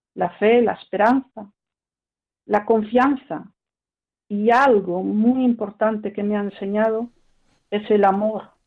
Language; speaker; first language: Spanish; early bilingual, heritage; French